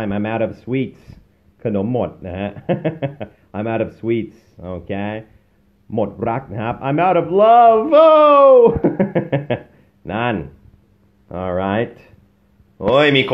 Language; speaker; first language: Thai; non-native, fluent; English